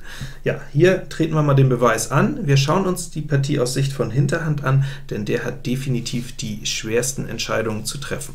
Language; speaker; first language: German; native; German